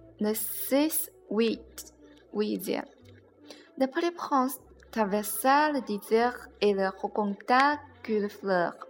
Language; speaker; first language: French; non-native, learner; Chinese